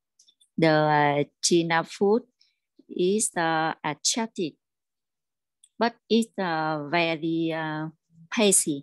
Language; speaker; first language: English; non-native, learner; Vietnamese